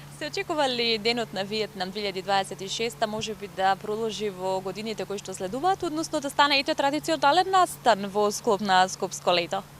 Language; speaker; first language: Macedonian; native; Macedonian